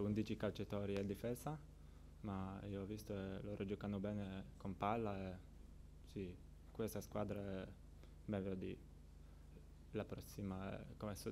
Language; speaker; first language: Italian; non-native, learner; Polish